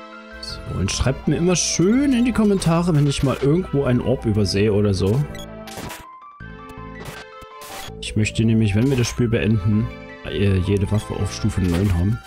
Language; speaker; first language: German; native; German